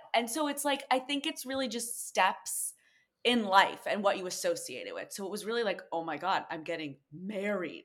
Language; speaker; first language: English; native; English